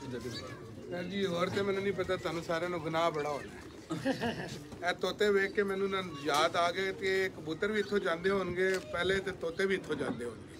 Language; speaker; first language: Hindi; non-native, local second language; Punjabi